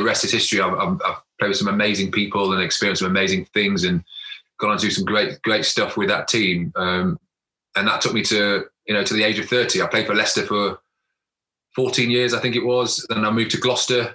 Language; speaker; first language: English; native; English